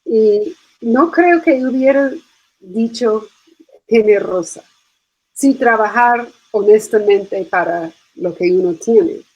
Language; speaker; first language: Spanish; non-native, fluent; English